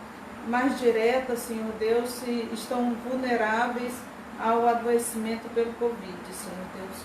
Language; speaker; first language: Portuguese; native; Portuguese